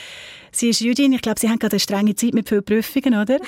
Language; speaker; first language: German; native; German